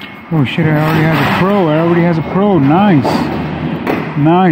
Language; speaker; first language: English; early bilingual, other home language; Spanish